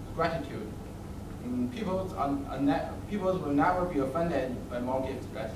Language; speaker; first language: English; non-native, learner; Chinese